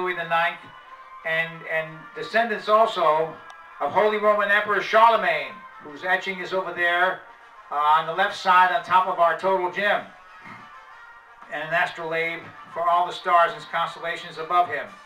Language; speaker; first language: English; native; English